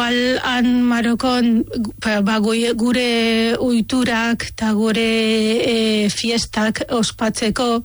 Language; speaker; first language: Basque; non-native, fluent; Arabic